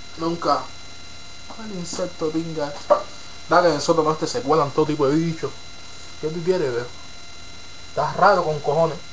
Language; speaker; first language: Spanish; native; Spanish